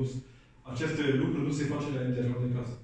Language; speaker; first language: Romanian; non-native, learner; French